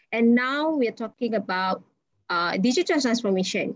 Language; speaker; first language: English; non-native, local second language; Malay